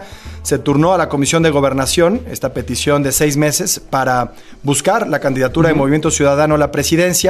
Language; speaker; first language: Spanish; native; Spanish